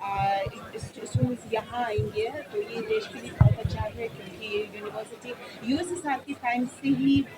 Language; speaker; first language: Hindi; non-native, fluent; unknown